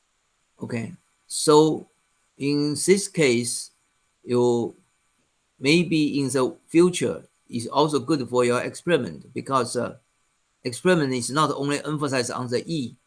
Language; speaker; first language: English; non-native, fluent; Chinese